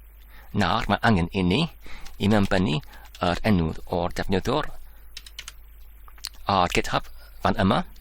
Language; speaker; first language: Welsh; non-native, learner; Polish